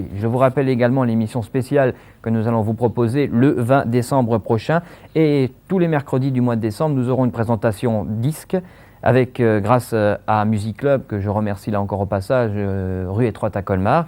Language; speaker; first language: French; native; French